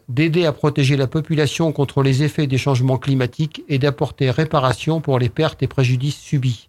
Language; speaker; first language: French; native; French